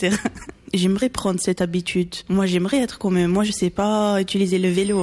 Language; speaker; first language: French; non-native, fluent; Portuguese